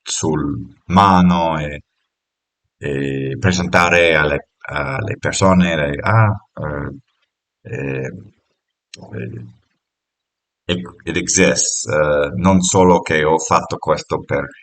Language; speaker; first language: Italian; non-native, learner; English